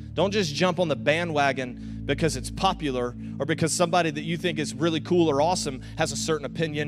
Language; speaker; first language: English; native; English